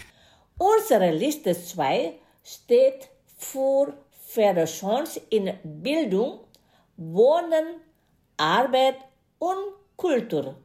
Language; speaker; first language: German; non-native, fluent; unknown